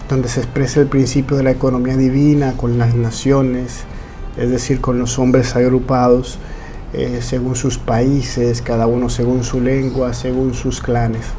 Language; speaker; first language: Spanish; native; Spanish